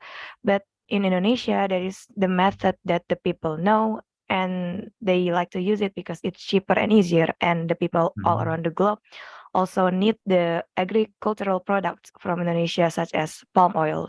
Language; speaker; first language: English; non-native, learner; Indonesian